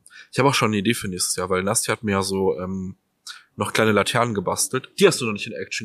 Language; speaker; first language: German; native; German